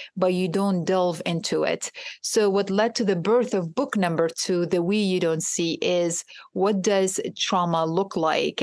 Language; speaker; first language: English; non-native, fluent; Arabic